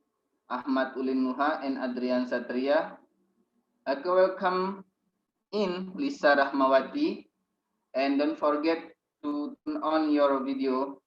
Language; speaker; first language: English; non-native, fluent; Indonesian